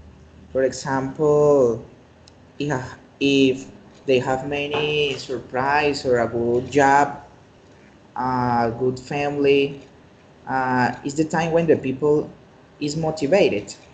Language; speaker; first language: English; non-native, learner; Spanish